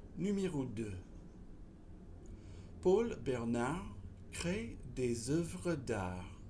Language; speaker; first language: French; non-native, fluent; English